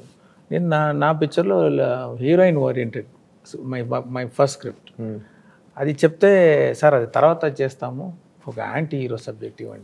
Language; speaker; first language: Telugu; non-native, fluent; Tamil